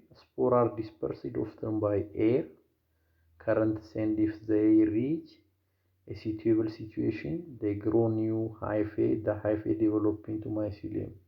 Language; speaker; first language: English; non-native, local second language; Amharic